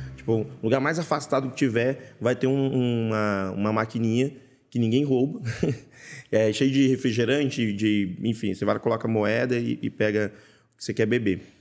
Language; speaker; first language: Portuguese; native; Portuguese